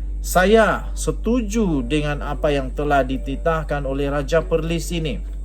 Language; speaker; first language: Malay; non-native, local second language; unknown